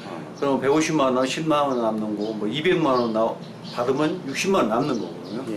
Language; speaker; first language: Korean; native; Korean